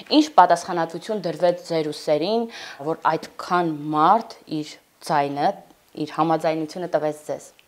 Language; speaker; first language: Armenian; native; Armenian